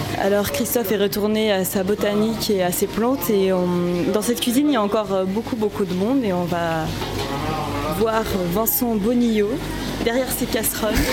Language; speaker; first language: French; native; French